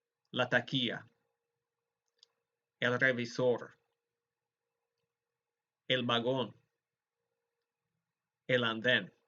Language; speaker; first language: Spanish; non-native, fluent; English